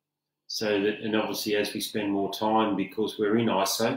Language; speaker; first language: English; native; English